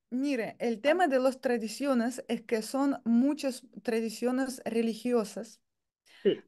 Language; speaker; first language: Spanish; non-native, fluent; Russian